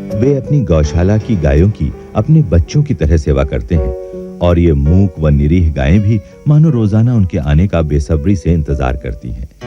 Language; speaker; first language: Hindi; native; Hindi